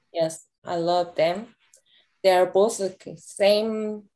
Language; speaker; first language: English; non-native, learner; Korean